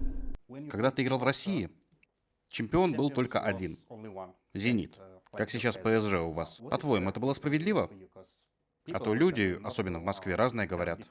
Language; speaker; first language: Russian; native; Russian